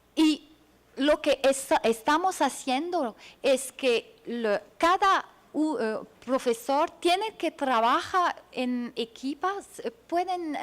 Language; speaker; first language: Spanish; non-native, fluent; French